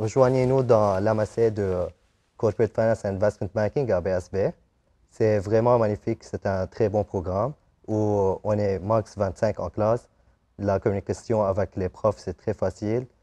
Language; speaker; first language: French; non-native, local second language; Arabic